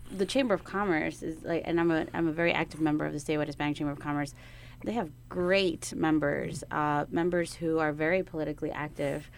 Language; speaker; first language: English; native; English